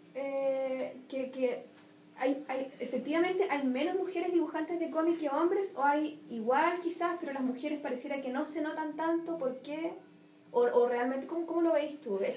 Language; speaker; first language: Spanish; native; Spanish